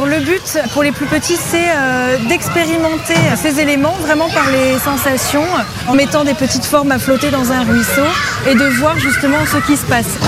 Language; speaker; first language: French; native; French